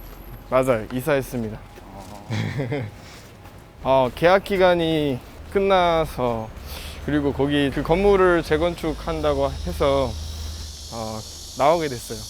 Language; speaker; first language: Korean; early bilingual, other home language; Nepali